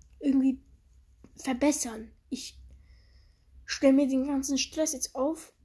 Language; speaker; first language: German; early bilingual, other home language; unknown